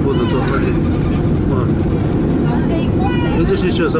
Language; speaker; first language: Russian; native; Russian